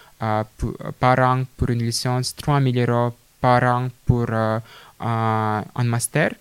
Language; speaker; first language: French; non-native, fluent; Russian